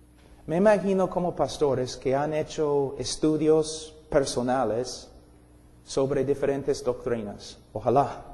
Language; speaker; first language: Spanish; non-native, fluent; English